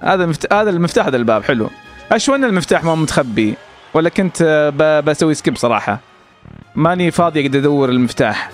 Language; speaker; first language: Arabic; native; Arabic